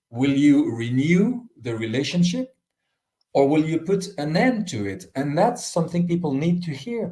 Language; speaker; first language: English; non-native, fluent; French